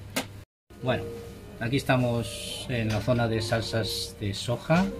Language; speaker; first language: Spanish; non-native, fluent; Chinese